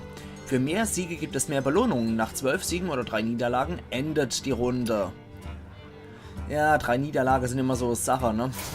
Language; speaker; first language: German; native; German